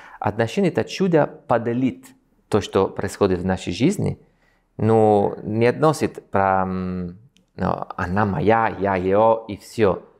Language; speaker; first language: Russian; non-native, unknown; Italian